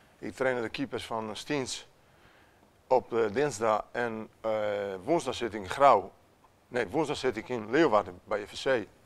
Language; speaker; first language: Dutch; non-native, fluent; Italian